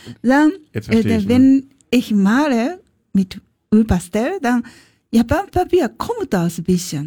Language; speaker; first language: German; non-native, learner; Japanese